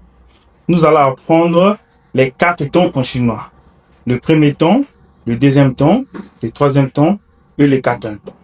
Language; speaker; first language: French; non-native, fluent; Chinese